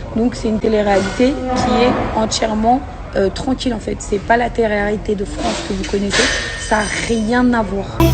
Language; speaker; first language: French; early bilingual, other home language; Arabic